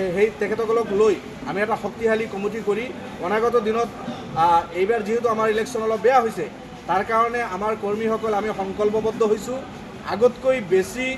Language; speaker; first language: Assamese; non-native, local second language; Bangla